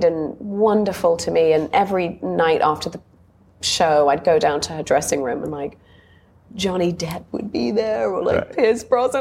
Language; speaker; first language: English; native; English